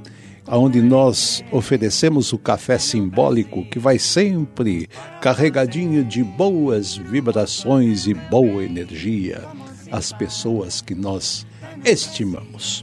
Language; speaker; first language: Portuguese; native; Portuguese